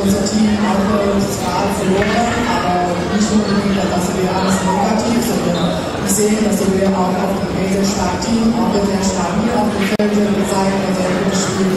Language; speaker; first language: German; non-native, learner; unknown